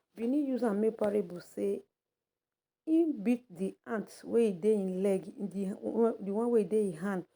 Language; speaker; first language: Nigerian Pidgin; native; Nigerian Pidgin